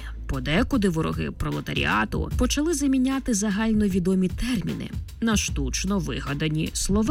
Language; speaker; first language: Ukrainian; native; Ukrainian